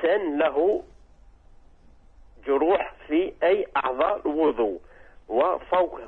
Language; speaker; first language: Arabic; non-native, learner; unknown